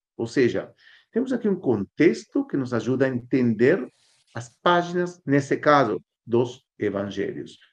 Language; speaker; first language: Portuguese; non-native, fluent; Spanish